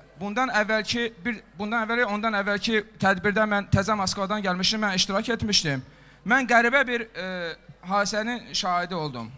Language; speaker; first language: Azerbaijani; non-native, local second language; Avaric